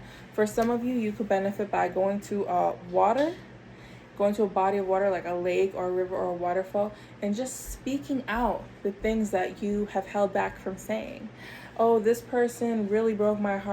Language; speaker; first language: English; native; English